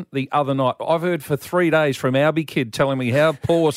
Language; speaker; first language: English; native; English